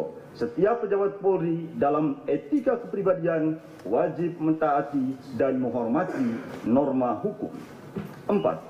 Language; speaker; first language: Indonesian; native; Indonesian